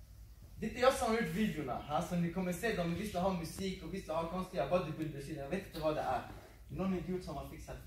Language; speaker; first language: Swedish; non-native, fluent; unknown